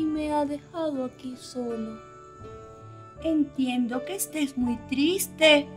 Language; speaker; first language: Spanish; native; Spanish